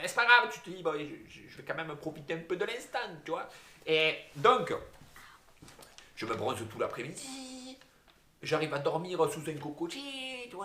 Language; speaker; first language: French; native; French